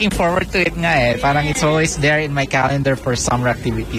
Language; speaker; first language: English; non-native, local second language; Filipino